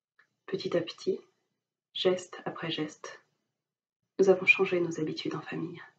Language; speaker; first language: French; native; French